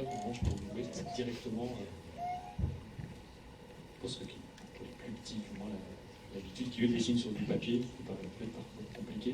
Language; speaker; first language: French; native; French